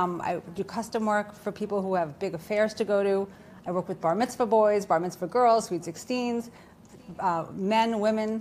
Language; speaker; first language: English; native; English